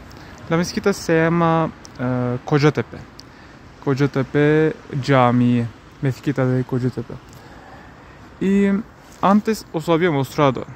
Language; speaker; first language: Spanish; non-native, fluent; Turkish